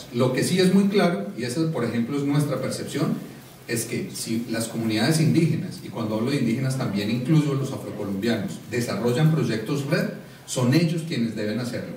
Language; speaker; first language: Spanish; native; Spanish